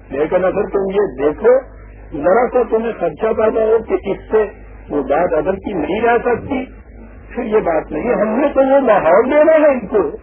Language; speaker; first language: Urdu; non-native, local second language; Punjabi